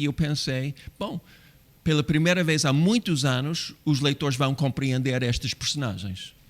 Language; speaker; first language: Portuguese; non-native, fluent; English